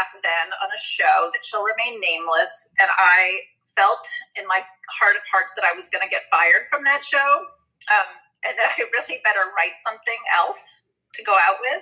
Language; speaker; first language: English; native; English